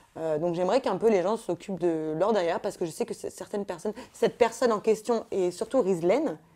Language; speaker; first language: French; native; French